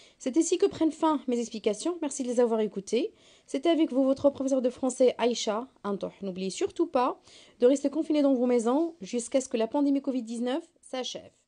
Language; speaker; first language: French; non-native, local second language; Arabic